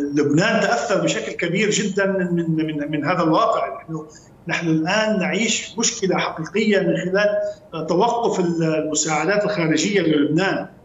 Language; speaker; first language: Arabic; native; Arabic